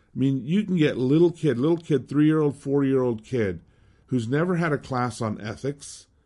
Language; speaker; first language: English; native; English